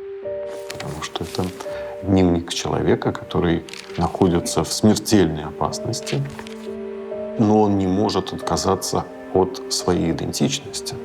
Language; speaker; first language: Russian; native; Russian